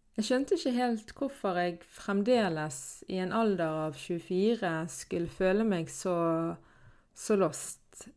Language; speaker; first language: Norwegian; early bilingual, other home language; Arabic